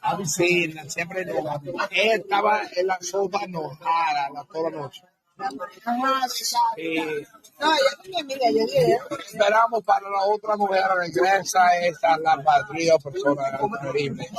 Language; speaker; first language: Spanish; non-native, learner; English